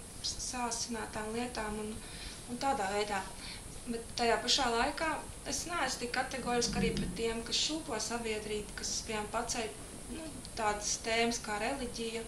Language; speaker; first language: Latvian; native; Latvian